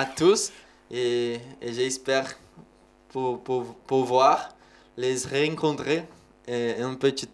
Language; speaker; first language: French; non-native, learner; Portuguese